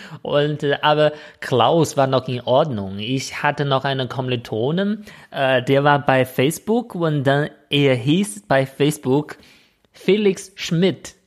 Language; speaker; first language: German; non-native, fluent; Chinese